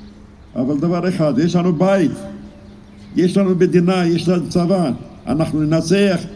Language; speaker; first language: Hebrew; non-native, fluent; Romanian